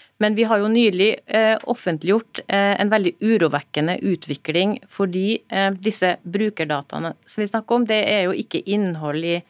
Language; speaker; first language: Norwegian; native; Norwegian